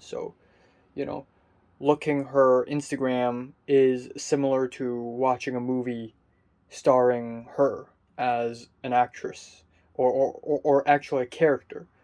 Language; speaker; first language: English; non-native, local second language; Cantonese